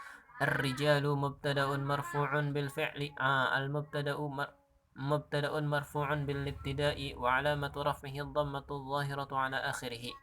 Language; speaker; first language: Arabic; non-native, fluent; Indonesian